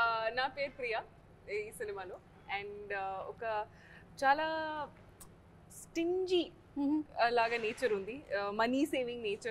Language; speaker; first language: Telugu; non-native, fluent; Hindi